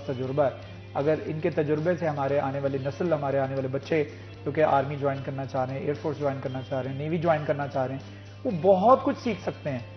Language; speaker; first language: Hindi; non-native, local second language; Punjabi